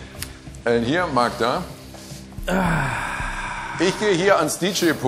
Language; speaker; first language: German; native; German